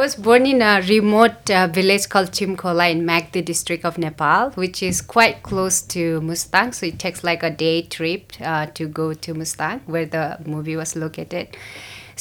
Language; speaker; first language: English; non-native, local second language; Nepali